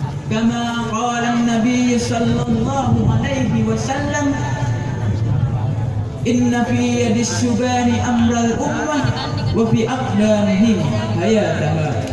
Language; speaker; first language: Arabic; non-native, learner; Indonesian